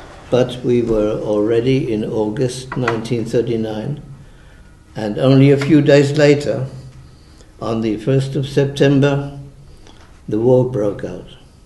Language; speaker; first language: English; early bilingual, other home language; German